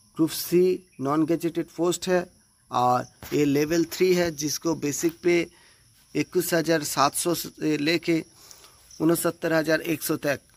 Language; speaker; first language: Hindi; non-native, local second language; Bangla